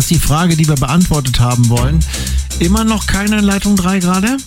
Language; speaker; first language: German; native; German